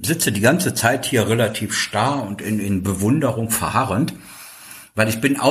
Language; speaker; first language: German; native; German